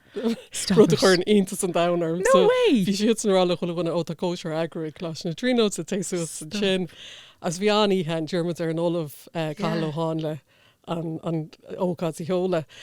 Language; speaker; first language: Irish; non-native, local second language; English